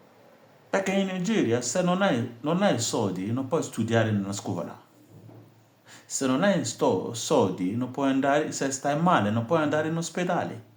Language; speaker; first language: Italian; non-native, fluent; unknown